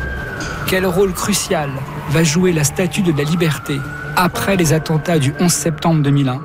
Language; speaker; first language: French; native; French